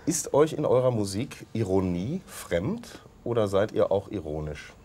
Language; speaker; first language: German; native; German